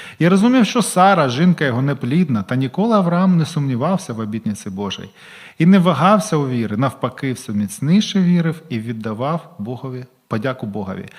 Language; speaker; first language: Ukrainian; non-native, local second language; Russian